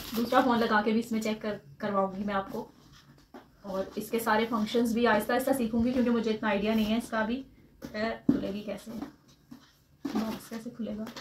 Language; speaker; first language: Urdu; native; Urdu